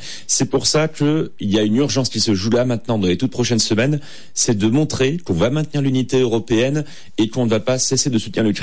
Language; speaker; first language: French; native; French